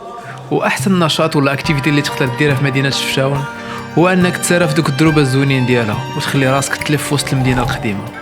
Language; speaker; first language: Arabic; native; Arabic